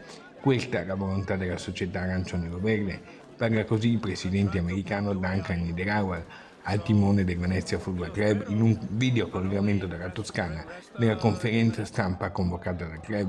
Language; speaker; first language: Italian; native; Italian